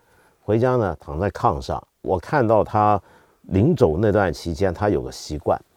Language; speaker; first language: Chinese; native; Chinese